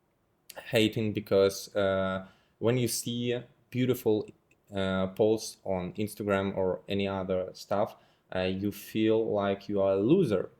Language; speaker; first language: English; non-native, fluent; Russian